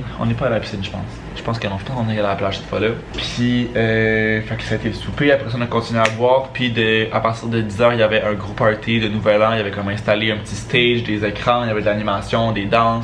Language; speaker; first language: French; native; French